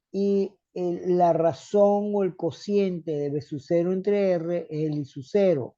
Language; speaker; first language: Spanish; native; Spanish